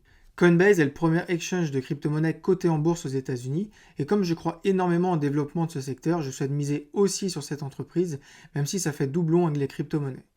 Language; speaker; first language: French; native; French